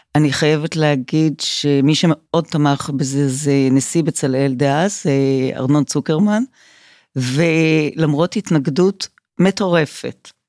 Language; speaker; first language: Hebrew; native; Hebrew